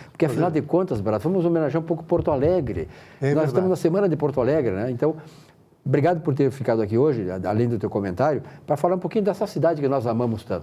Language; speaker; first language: Portuguese; native; Portuguese